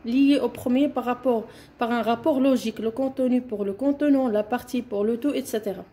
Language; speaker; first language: French; non-native, local second language; Arabic